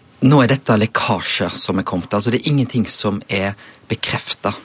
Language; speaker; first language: Norwegian; native; Norwegian